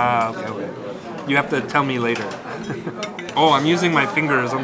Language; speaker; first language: English; non-native, fluent; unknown